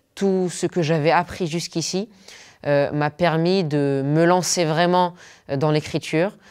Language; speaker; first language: French; non-native, local second language; Arabic